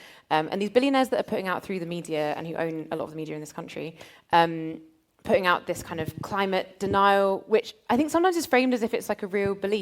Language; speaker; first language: English; native; English